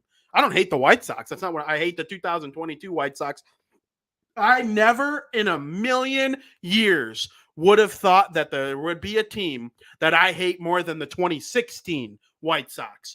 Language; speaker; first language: English; native; English